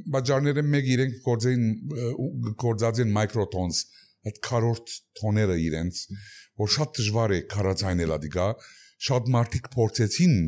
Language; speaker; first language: Armenian; early bilingual, heritage; Armenian